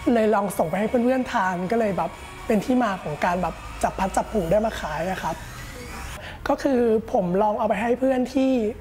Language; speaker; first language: Thai; native; Thai